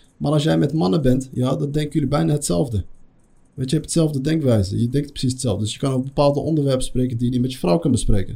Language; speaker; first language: Dutch; early bilingual, other home language; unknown